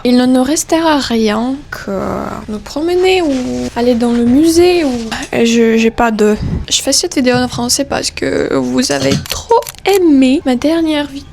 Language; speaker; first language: French; non-native, fluent; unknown